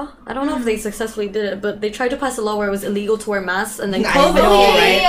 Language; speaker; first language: English; non-native, local second language; Cantonese